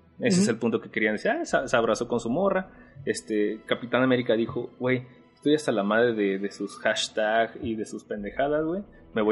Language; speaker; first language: Spanish; native; Spanish